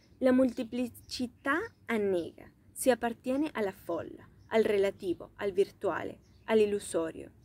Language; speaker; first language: Italian; non-native, fluent; Spanish